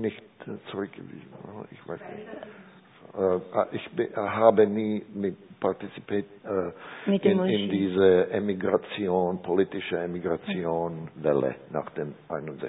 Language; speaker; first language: German; non-native, learner; Czech